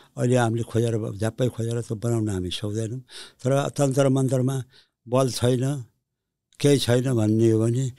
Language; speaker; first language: Nepali; early bilingual, heritage; Nepali